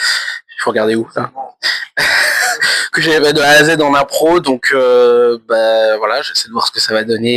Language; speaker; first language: French; native; French